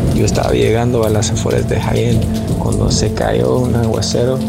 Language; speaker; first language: Spanish; non-native, fluent; English